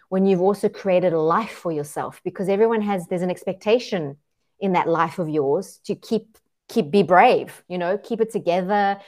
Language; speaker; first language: English; native; English